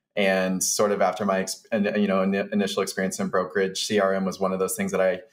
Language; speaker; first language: English; native; English